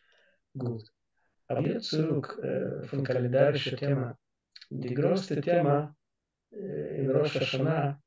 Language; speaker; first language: German; non-native, learner; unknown